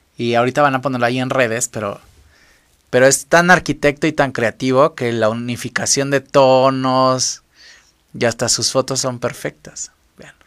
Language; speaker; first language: Spanish; native; Spanish